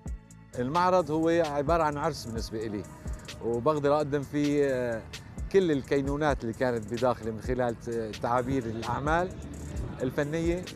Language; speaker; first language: Arabic; native; Arabic